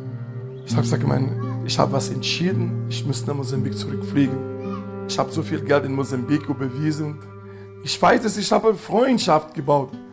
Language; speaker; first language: German; non-native, learner; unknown